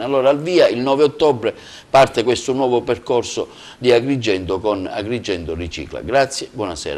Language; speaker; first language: Italian; native; Italian